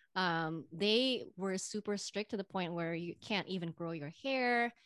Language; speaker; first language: English; non-native, fluent; Indonesian